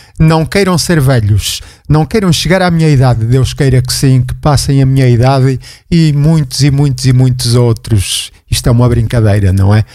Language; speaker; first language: Portuguese; native; Portuguese